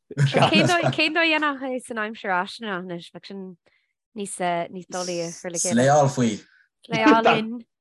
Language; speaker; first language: Irish; native; Irish